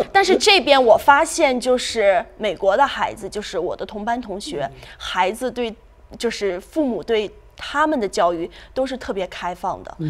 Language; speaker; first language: Chinese; native; Chinese